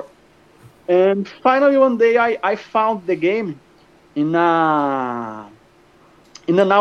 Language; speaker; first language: English; non-native, fluent; Portuguese